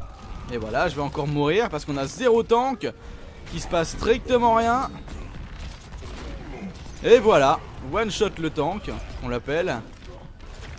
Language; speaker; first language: French; native; French